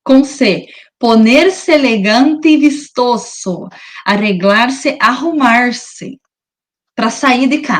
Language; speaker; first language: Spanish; non-native, fluent; Portuguese